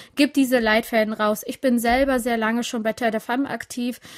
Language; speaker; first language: German; early bilingual, other home language; Albanian